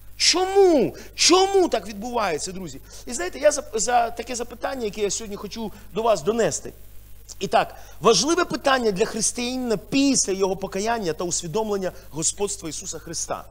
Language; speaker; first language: Ukrainian; non-native, local second language; Russian